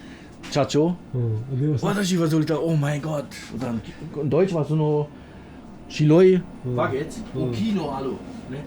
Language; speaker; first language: Japanese; non-native, learner; German